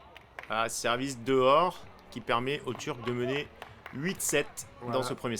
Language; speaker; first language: French; native; French